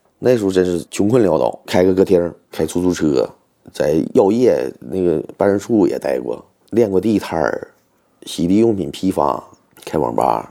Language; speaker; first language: Chinese; native; Chinese